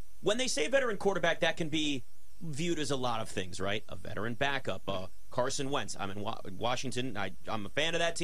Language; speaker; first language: English; native; English